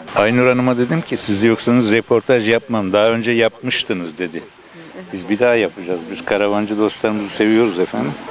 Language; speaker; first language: Turkish; early bilingual, other home language; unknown